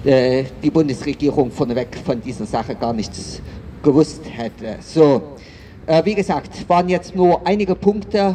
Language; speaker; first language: German; native; German